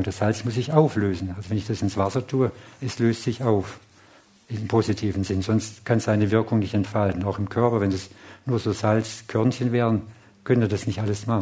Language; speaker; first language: German; non-native, fluent; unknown